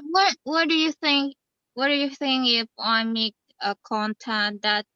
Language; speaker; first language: English; non-native, fluent; Indonesian